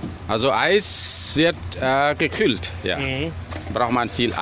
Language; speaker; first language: German; non-native, learner; Thai